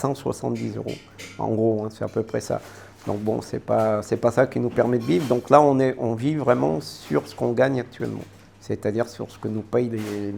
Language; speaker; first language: French; native; French